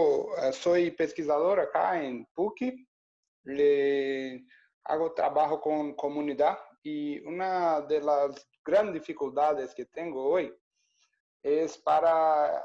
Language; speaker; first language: Spanish; non-native, learner; Portuguese